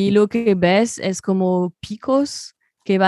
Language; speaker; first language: Spanish; non-native, fluent; French